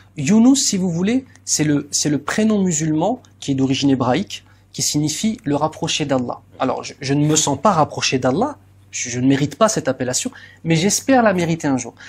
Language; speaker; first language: French; native; French